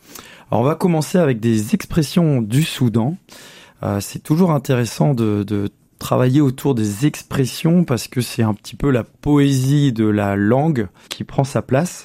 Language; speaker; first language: French; native; French